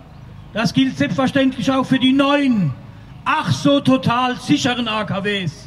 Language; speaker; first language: German; native; German